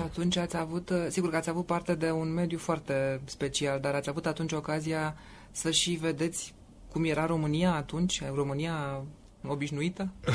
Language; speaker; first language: Romanian; native; Romanian